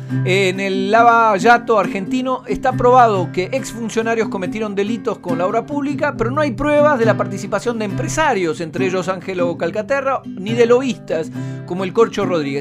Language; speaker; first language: Spanish; native; Spanish